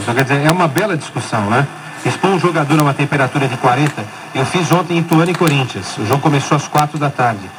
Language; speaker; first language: Portuguese; native; Portuguese